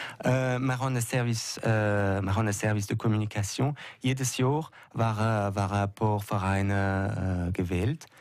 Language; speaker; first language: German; non-native, local second language; French